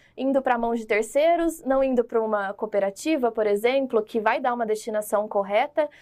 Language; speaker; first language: Portuguese; native; Portuguese